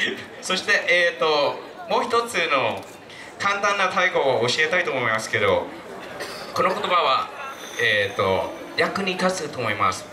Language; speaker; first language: Japanese; non-native, fluent; Thai